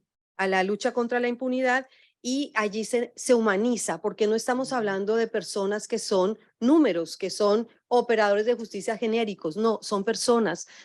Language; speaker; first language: Spanish; native; Spanish